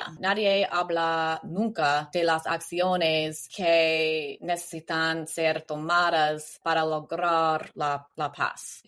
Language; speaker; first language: Spanish; non-native, learner; English